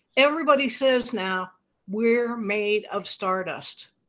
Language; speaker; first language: English; native; English